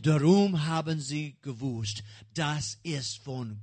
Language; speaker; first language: German; non-native, learner; English